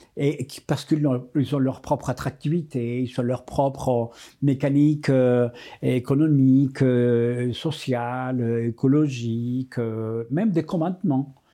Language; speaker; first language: French; non-native, fluent; Spanish